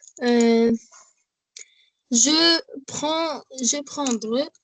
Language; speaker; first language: French; non-native, learner; Arabic